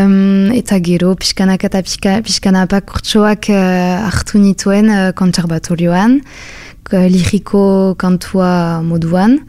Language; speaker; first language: Basque; non-native, local second language; French